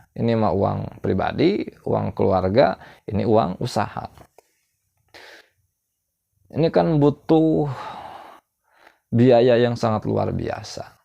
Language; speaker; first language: Indonesian; non-native, local second language; Sundanese